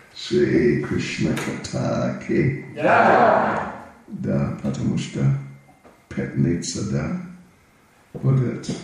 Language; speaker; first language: Russian; non-native, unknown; English